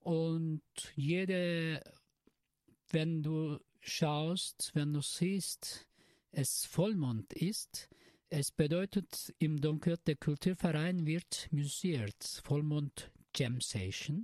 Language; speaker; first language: German; non-native, learner; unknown